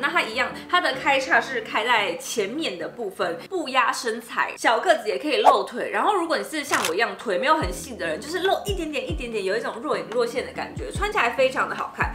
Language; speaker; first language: Chinese; native; Chinese